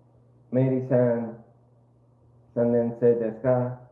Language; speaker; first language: Japanese; non-native, learner; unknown